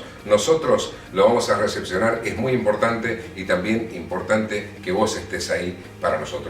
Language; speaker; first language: Spanish; native; Spanish